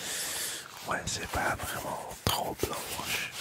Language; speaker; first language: French; non-native, learner; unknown